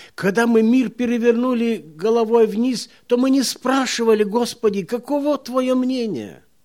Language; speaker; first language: Russian; non-native, local second language; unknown